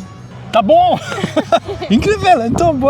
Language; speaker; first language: Portuguese; non-native, learner; French